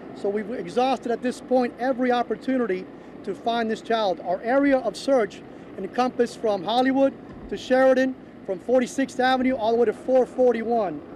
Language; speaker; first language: English; early bilingual, other home language; Spanish